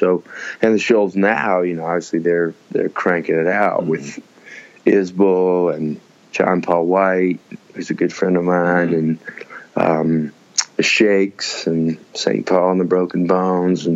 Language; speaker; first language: English; native; English